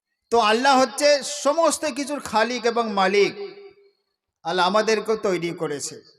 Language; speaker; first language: Bangla; native; Bangla